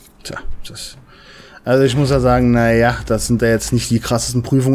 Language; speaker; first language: German; native; German